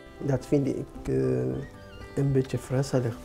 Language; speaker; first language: Dutch; non-native, learner; Tigrinya